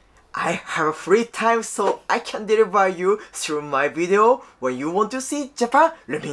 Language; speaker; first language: English; non-native, learner; Japanese